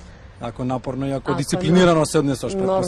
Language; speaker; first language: Macedonian; native; Macedonian